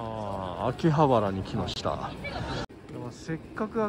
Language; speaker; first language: Japanese; native; Japanese